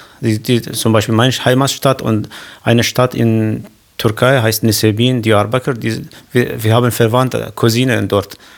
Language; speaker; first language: German; non-native, learner; Kurdish